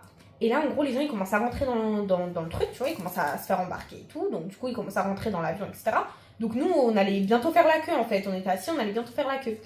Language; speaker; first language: French; native; French